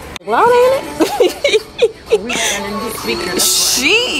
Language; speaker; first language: English; native; English